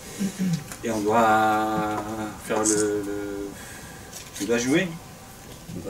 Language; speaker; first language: French; non-native, fluent; English